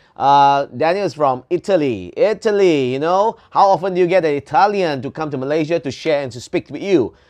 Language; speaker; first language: English; non-native, local second language; Chinese